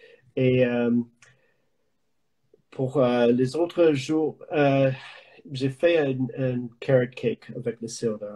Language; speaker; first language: French; non-native, learner; English